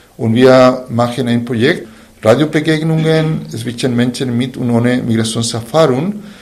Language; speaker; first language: German; non-native, fluent; Spanish